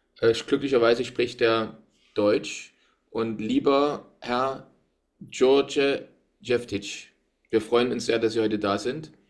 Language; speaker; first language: German; native; German